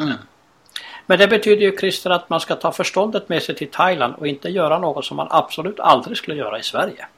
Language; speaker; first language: Swedish; native; Swedish